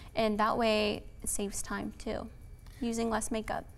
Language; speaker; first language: English; native; English